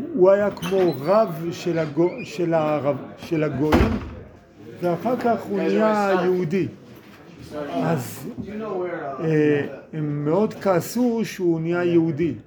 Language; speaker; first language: Hebrew; non-native, fluent; English